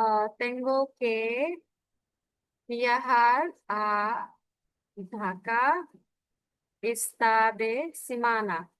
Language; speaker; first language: Spanish; non-native, learner; Bangla